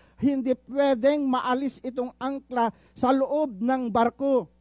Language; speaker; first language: Filipino; non-native, local second language; Iloko